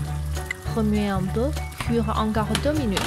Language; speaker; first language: French; non-native, fluent; Chinese